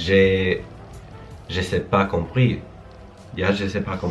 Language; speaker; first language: French; non-native, learner; English